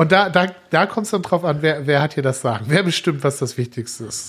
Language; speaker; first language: German; native; German